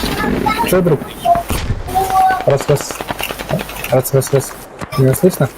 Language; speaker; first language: Russian; non-native, local second language; Yakut